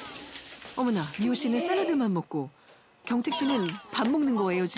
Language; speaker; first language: Korean; native; Korean